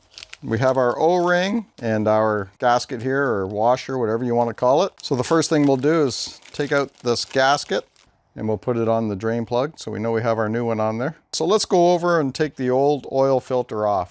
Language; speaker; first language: English; native; English